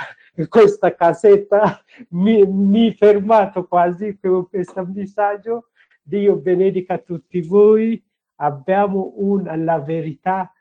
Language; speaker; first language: Italian; non-native, learner; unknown